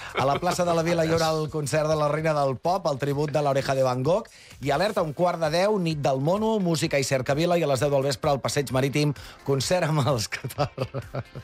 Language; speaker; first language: Catalan; native; Catalan